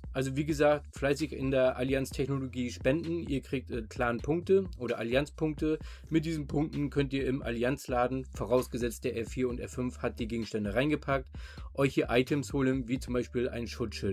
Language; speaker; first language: German; native; German